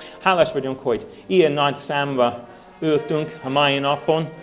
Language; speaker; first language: Hungarian; non-native, learner; English